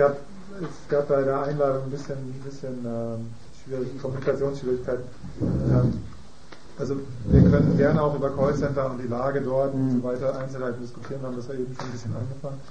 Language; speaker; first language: German; native; German